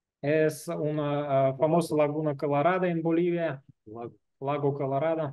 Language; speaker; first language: Spanish; non-native, learner; Russian